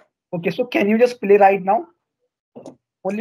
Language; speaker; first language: English; non-native, learner; Hindi